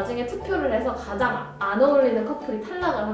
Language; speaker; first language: Korean; native; Korean